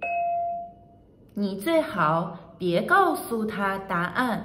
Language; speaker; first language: Chinese; native; Chinese